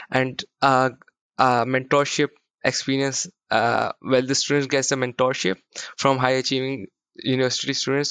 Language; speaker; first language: English; non-native, local second language; Urdu